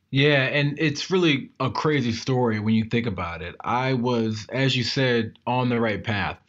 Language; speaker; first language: English; native; English